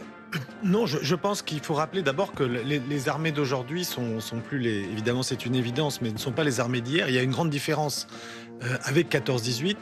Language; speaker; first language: French; native; French